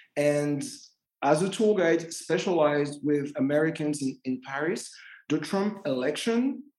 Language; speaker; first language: English; non-native, fluent; French